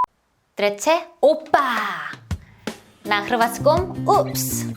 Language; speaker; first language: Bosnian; non-native, learner; Korean